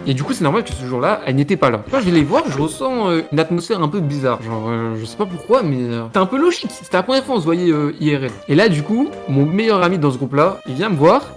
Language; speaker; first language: French; native; French